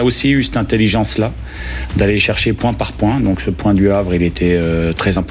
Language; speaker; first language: French; native; French